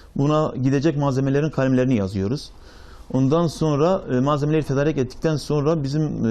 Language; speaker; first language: Turkish; native; Turkish